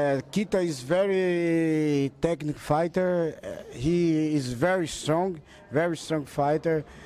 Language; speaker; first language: English; non-native, fluent; Portuguese